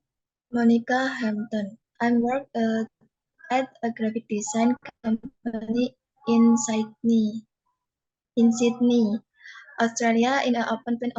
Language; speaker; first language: English; non-native, learner; Indonesian